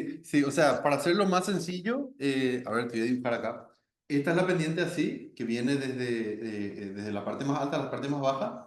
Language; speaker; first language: Spanish; native; Spanish